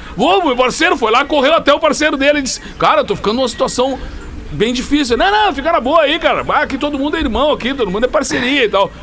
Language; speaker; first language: Portuguese; native; Portuguese